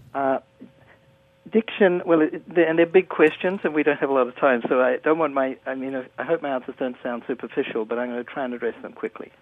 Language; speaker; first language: English; native; English